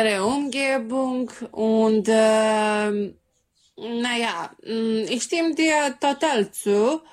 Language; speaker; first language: German; non-native, learner; Serbian